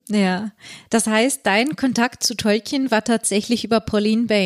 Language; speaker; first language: German; native; German